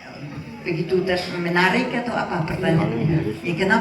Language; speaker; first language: Indonesian; non-native, fluent; French